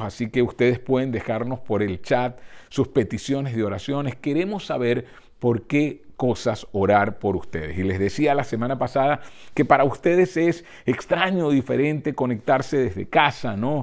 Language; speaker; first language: Spanish; native; Spanish